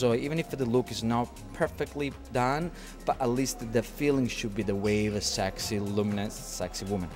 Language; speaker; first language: English; non-native, fluent; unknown